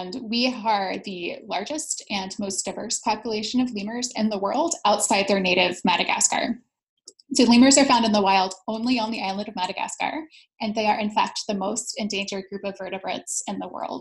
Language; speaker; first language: English; native; English